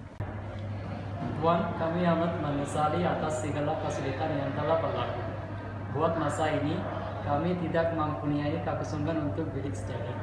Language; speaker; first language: Malay; non-native, learner; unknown